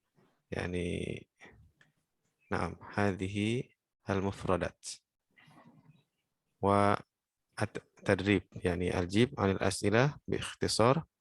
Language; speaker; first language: Arabic; non-native, fluent; Indonesian